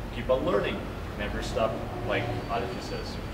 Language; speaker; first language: English; non-native, fluent; Ukrainian